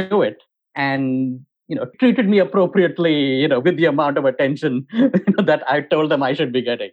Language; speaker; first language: English; non-native, local second language; Hindi